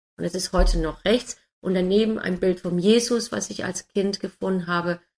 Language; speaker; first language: German; non-native, fluent; English